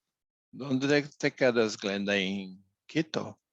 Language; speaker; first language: Spanish; non-native, fluent; Portuguese